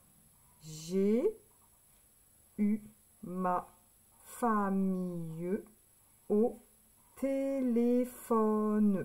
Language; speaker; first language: French; native; French